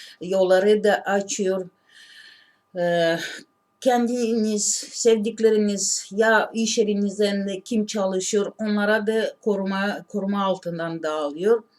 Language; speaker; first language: Turkish; non-native, learner; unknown